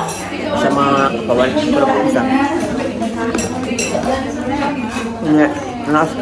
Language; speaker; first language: Indonesian; non-native, learner; Turkish